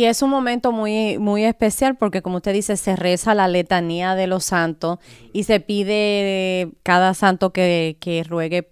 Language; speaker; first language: Spanish; native; Spanish